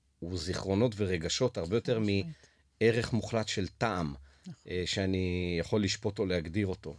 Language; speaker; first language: Hebrew; native; Hebrew